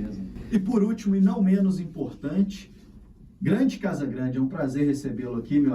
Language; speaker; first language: Portuguese; native; Portuguese